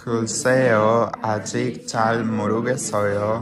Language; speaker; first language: Korean; non-native, learner; Spanish